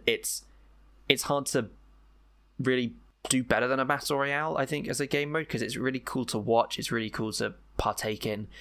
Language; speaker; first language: English; native; English